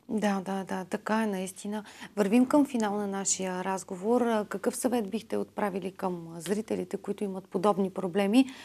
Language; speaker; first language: Bulgarian; native; Bulgarian